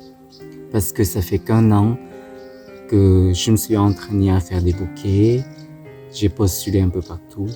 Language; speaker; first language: French; non-native, fluent; Thai